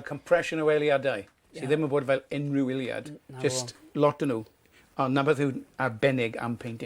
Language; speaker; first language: Welsh; native; Welsh